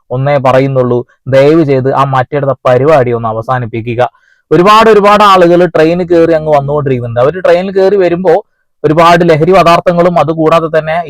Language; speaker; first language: Malayalam; native; Malayalam